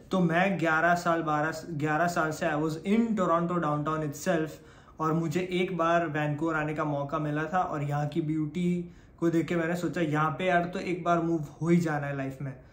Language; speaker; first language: Hindi; non-native, local second language; Gujarati